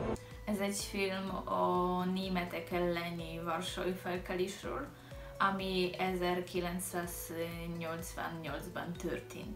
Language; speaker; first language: Hungarian; non-native, learner; Polish